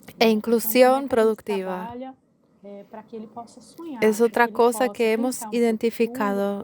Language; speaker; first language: Spanish; non-native, fluent; Portuguese